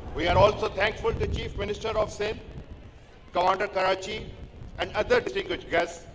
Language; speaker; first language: English; non-native, local second language; Urdu